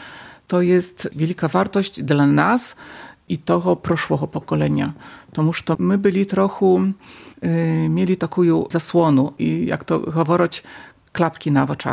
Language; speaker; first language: Polish; non-native, local second language; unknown